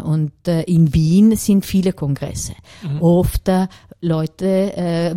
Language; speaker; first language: German; non-native, learner; Italian